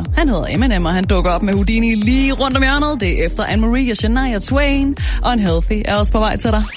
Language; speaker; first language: Danish; native; Danish